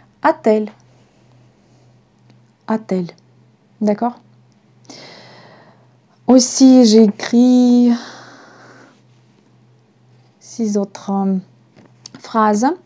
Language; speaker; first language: French; non-native, fluent; Russian